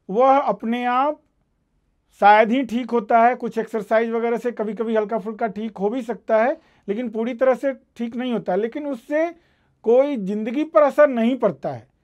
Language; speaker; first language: Hindi; native; Hindi